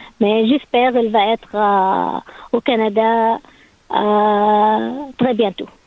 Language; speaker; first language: French; non-native, learner; Arabic